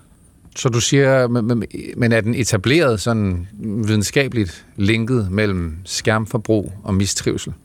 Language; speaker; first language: Danish; native; Danish